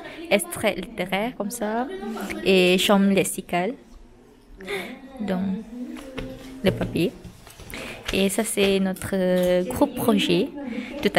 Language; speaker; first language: French; non-native, learner; Malay